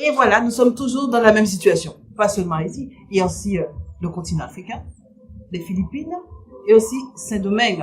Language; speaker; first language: French; native; French